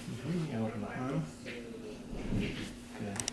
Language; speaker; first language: Spanish; non-native, learner; English